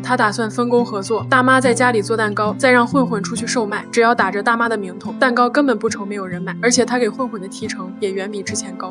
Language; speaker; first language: Chinese; native; Chinese